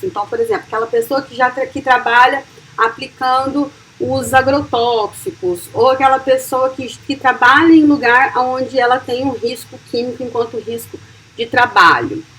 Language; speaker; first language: Portuguese; native; Portuguese